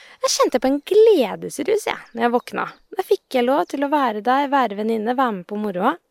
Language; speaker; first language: Norwegian; native; Norwegian